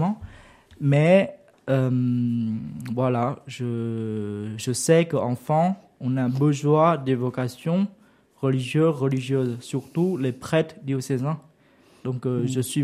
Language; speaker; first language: French; non-native, fluent; Vietnamese